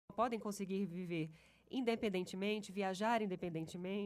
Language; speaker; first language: Portuguese; native; Portuguese